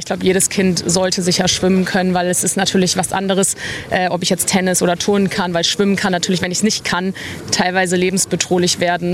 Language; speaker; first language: German; native; German